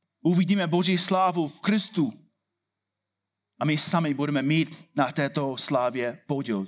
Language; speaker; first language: Czech; non-native, fluent; English